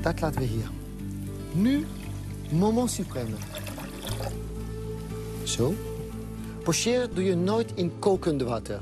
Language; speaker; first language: Dutch; non-native, fluent; French